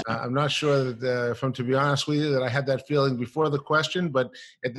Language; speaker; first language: English; native; English